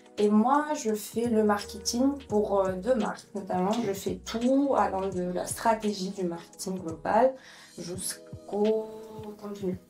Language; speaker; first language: French; non-native, fluent; Ukrainian